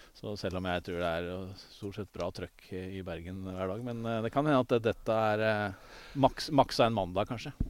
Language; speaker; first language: Norwegian; native; Norwegian